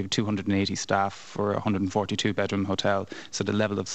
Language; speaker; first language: English; native; English